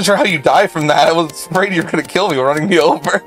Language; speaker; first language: English; native; English